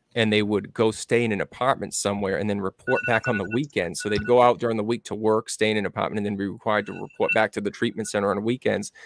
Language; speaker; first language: English; native; English